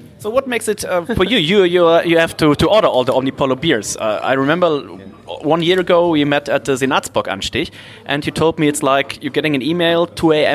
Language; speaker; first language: English; non-native, fluent; German